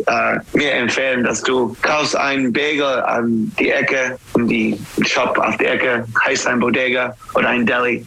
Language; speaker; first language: German; non-native, learner; English